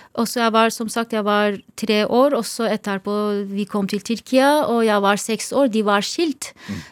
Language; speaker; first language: Norwegian; non-native, fluent; Turkish